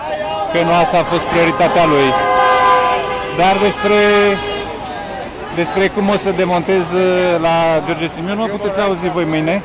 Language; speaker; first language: Romanian; native; Romanian